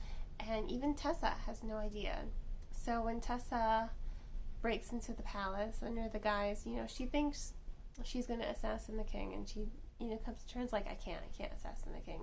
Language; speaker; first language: English; native; English